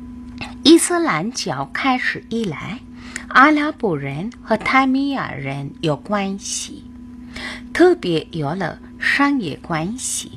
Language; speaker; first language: Chinese; non-native, fluent; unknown